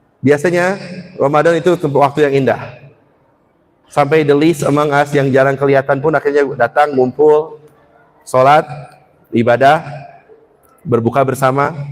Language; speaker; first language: Indonesian; early bilingual, heritage; Indonesian